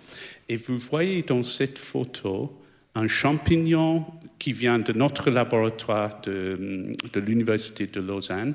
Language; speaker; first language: French; non-native, fluent; English